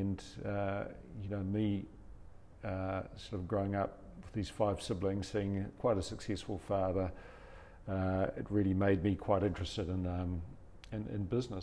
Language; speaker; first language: English; native; English